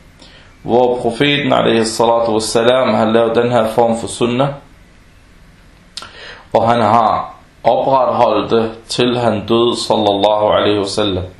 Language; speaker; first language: Danish; early bilingual, other home language; Arabic